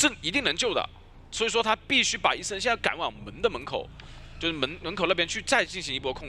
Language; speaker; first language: Chinese; native; Chinese